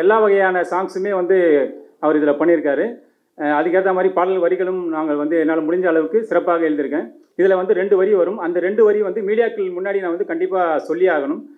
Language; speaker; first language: Tamil; native; Tamil